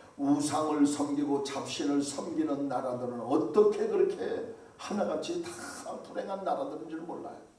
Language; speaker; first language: Korean; native; Korean